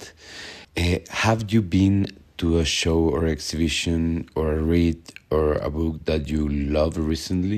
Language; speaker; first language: English; non-native, learner; Spanish